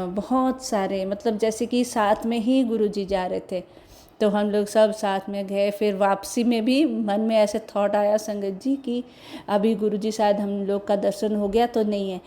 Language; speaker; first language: Hindi; non-native, local second language; Odia